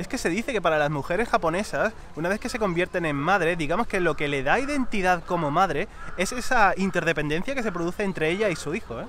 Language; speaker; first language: Spanish; native; Spanish